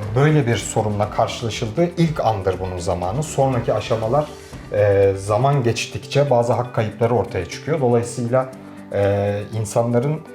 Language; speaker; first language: Turkish; native; Turkish